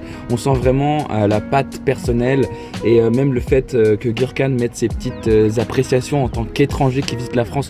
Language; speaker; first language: French; native; French